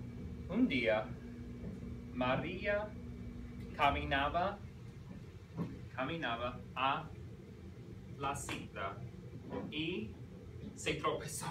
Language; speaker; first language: Spanish; non-native, fluent; English